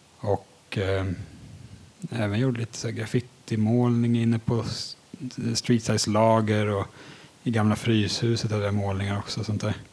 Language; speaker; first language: Swedish; native; Swedish